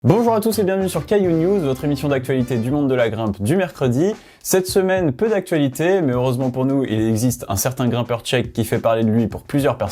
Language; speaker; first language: French; native; French